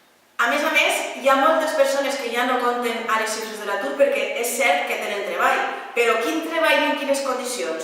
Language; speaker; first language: Catalan; native; Catalan